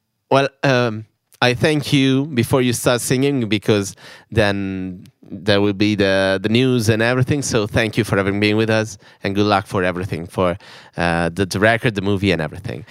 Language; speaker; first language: English; non-native, fluent; Italian